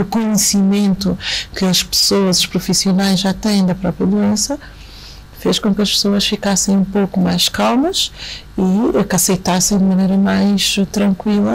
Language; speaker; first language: Portuguese; native; Portuguese